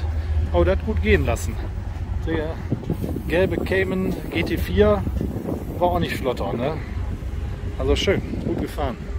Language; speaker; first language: German; native; German